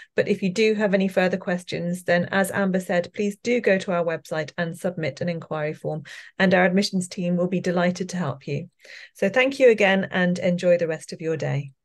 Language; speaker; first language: English; native; English